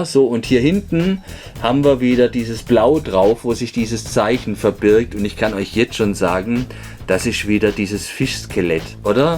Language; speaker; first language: German; native; German